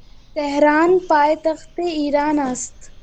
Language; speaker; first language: Persian; non-native, learner; Urdu